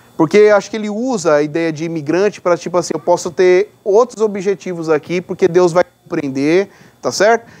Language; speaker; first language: Portuguese; native; Portuguese